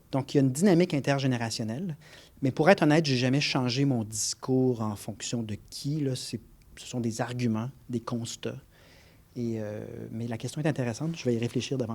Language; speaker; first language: French; native; French